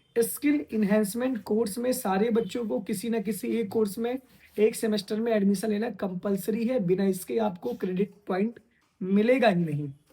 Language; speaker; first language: Hindi; native; Hindi